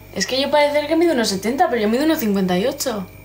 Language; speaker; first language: Spanish; native; Spanish